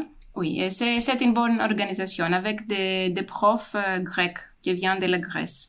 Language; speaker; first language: French; non-native, fluent; Greek